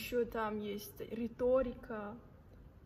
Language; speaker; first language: Russian; non-native, learner; Mongolian